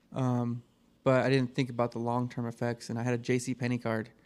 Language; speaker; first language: English; native; English